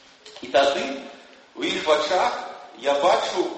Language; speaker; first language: Belarusian; non-native, fluent; Lithuanian